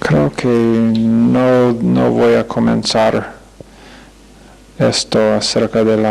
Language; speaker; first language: Spanish; non-native, fluent; English